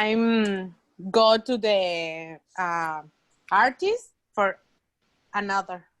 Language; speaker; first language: English; non-native, learner; Spanish